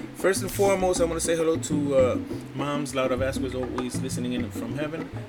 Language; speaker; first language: English; early bilingual, other home language; Spanish